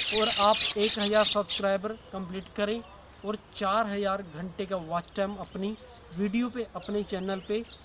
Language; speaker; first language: Hindi; non-native, local second language; Punjabi